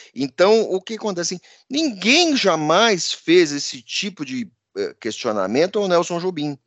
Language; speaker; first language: Portuguese; native; Portuguese